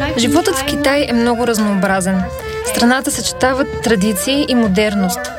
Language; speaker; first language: Bulgarian; non-native, fluent; Chinese